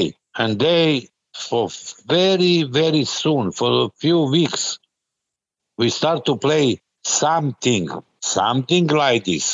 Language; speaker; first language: English; non-native, learner; Serbian